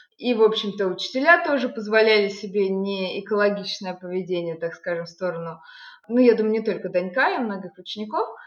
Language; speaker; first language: Russian; native; Russian